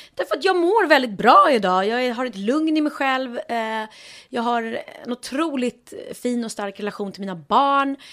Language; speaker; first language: Swedish; native; Swedish